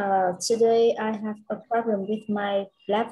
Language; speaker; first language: English; non-native, learner; Vietnamese